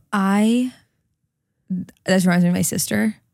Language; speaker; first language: English; early bilingual, other home language; Polish